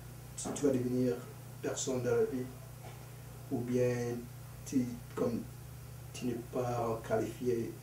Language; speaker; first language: French; early bilingual, other home language; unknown